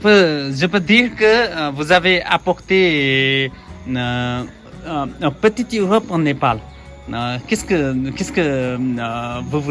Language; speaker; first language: French; non-native, learner; Nepali